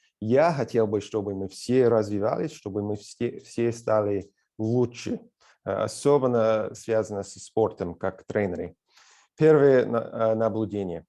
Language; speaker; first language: Russian; non-native, fluent; English